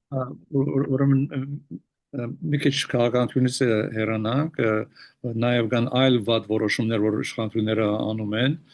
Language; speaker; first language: Armenian; early bilingual, heritage; Armenian